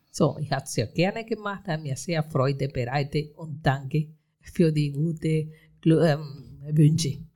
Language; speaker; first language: German; non-native, fluent; Spanish